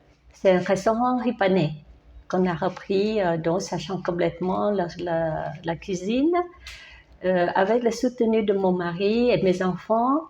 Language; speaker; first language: French; non-native, learner; Vietnamese